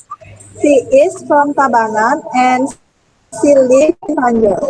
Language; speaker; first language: English; non-native, learner; Indonesian